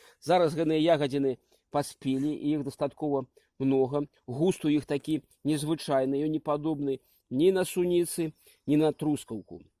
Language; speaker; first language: Belarusian; native; Belarusian